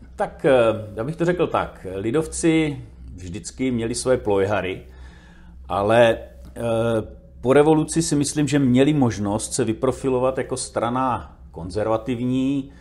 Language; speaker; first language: Czech; native; Czech